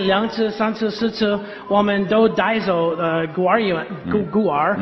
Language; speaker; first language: Chinese; non-native, learner; English